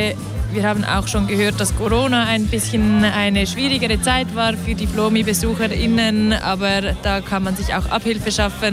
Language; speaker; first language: German; native; German